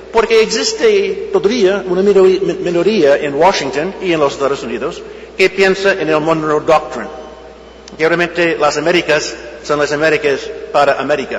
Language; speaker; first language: Spanish; non-native, fluent; English